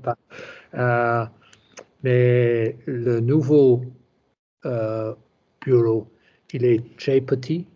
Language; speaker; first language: French; non-native, learner; English